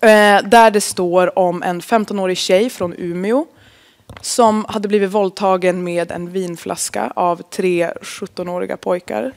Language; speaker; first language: Swedish; native; Swedish